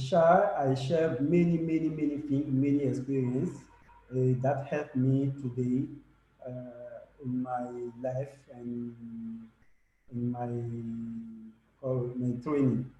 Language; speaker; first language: English; non-native, learner; French